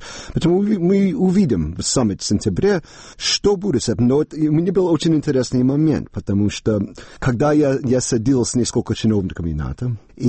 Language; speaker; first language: Russian; non-native, fluent; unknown